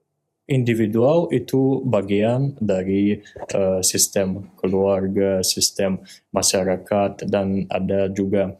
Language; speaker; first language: Indonesian; non-native, fluent; Russian